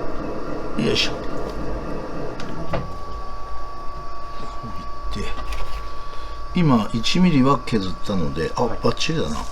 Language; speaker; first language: Japanese; native; Japanese